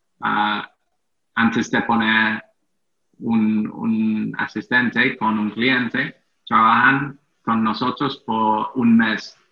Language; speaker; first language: Spanish; non-native, fluent; English